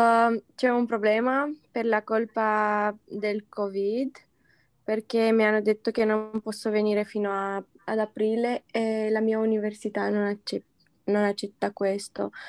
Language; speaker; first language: Italian; non-native, learner; Romanian